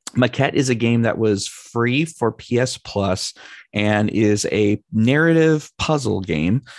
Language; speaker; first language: English; native; English